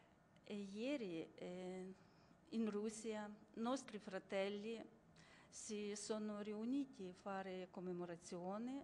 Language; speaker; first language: Italian; non-native, learner; Ukrainian